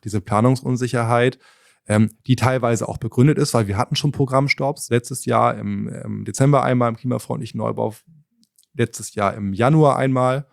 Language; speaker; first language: German; native; German